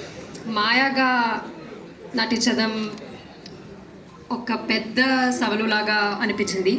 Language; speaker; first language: Telugu; non-native, learner; Malayalam